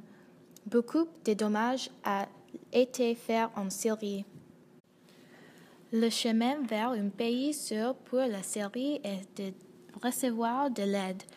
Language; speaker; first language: French; non-native, learner; English